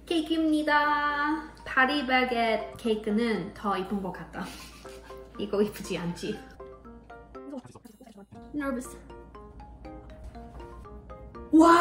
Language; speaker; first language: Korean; non-native, learner; English